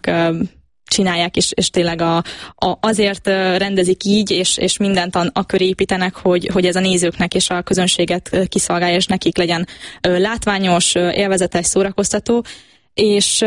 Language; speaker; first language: Hungarian; native; Hungarian